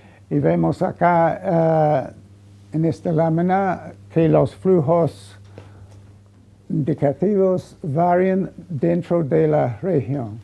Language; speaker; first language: Spanish; non-native, fluent; English